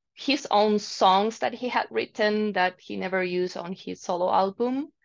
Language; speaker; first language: English; non-native, fluent; Spanish